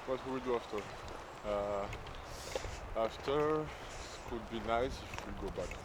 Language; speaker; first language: English; non-native, learner; French